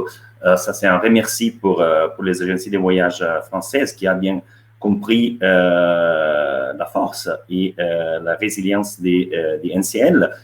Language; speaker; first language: French; non-native, fluent; Italian